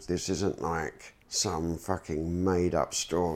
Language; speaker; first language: English; native; English